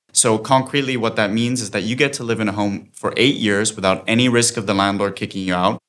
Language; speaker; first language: English; non-native, fluent; German